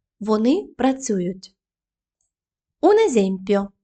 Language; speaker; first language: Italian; non-native, fluent; Ukrainian